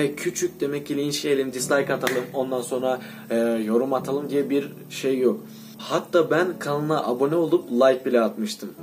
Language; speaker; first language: Turkish; non-native, fluent; Russian